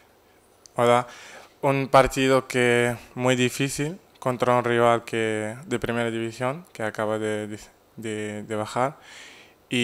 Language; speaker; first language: Spanish; non-native, fluent; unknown